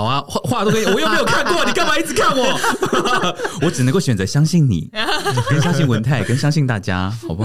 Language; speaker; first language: Chinese; native; Chinese